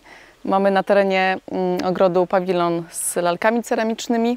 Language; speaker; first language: Polish; native; Polish